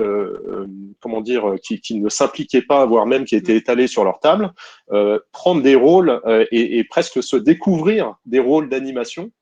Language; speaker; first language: French; native; French